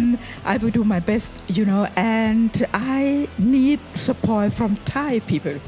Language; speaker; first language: English; non-native, learner; Thai